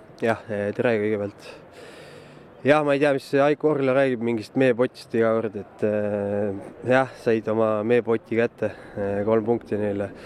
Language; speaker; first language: Estonian; native; Estonian